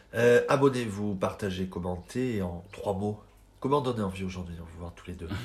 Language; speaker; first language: French; native; French